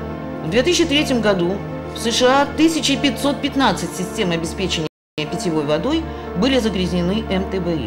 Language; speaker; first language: Russian; native; Russian